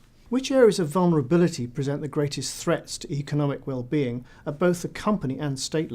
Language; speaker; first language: English; native; English